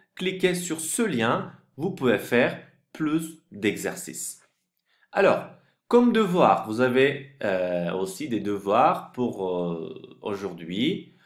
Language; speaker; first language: French; non-native, fluent; Turkish